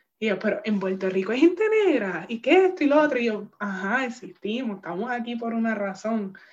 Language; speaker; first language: Spanish; native; Spanish